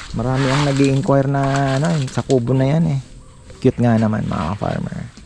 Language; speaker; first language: Filipino; non-native, local second language; Bikol